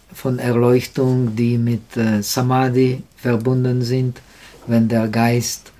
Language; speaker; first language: German; non-native, learner; Czech